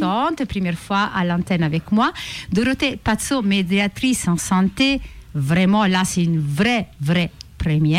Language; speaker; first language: French; native; French